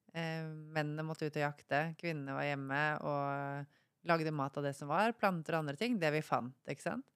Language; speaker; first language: Norwegian; native; Norwegian